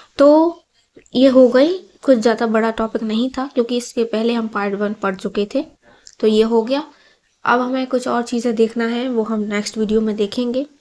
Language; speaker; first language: Hindi; native; Hindi